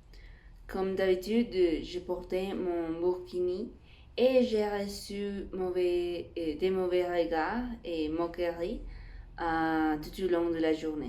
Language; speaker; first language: French; non-native, fluent; Spanish